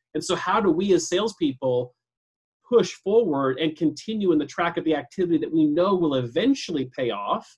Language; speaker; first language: English; native; English